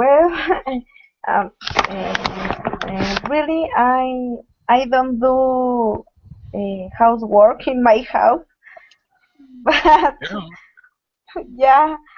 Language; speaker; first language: English; non-native, learner; Spanish